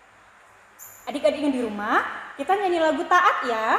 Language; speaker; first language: Indonesian; native; Indonesian